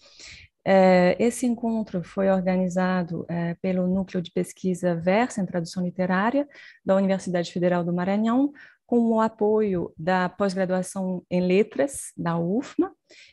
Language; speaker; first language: Portuguese; non-native, fluent; French